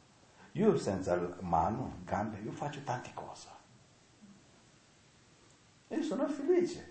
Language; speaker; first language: Italian; non-native, learner; Tibetan